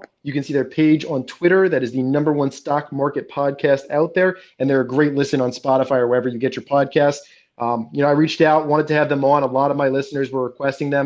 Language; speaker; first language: English; native; English